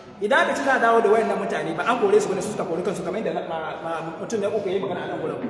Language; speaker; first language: Hausa; non-native, local second language; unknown